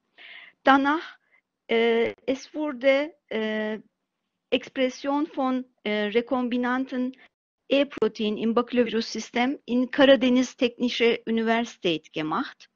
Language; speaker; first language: German; non-native, fluent; Turkish